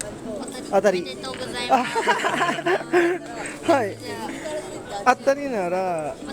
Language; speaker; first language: Japanese; non-native, learner; Filipino